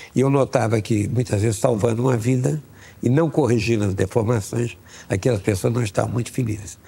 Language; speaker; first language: Portuguese; native; Portuguese